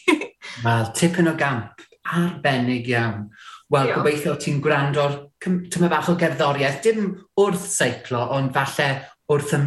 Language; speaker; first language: Welsh; native; Welsh